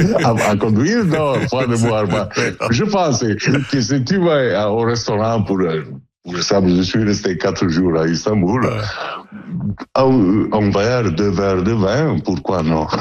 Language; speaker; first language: French; non-native, learner; Italian